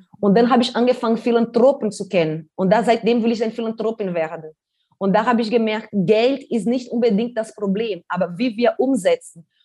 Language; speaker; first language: German; non-native, fluent; Portuguese